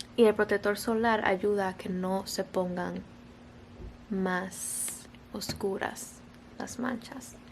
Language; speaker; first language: Spanish; early bilingual, other home language; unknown